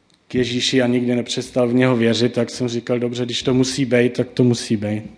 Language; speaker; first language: Czech; non-native, fluent; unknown